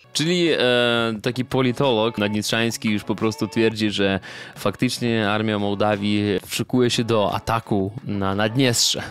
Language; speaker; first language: Polish; non-native, fluent; Russian